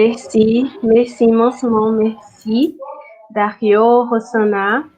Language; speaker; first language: French; non-native, fluent; Portuguese